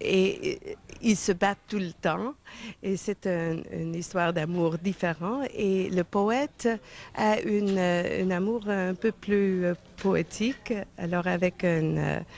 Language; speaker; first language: French; non-native, fluent; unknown